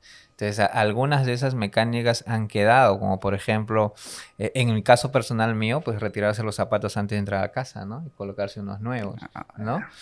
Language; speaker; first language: Spanish; native; Spanish